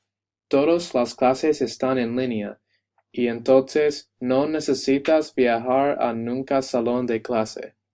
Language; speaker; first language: Spanish; non-native, learner; English